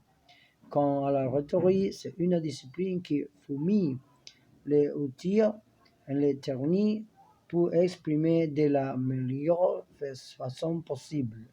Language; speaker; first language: French; non-native, learner; Spanish